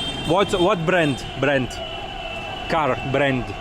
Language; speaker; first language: English; non-native, learner; Russian